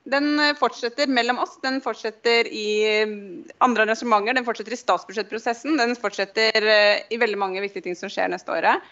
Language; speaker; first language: Norwegian; native; Norwegian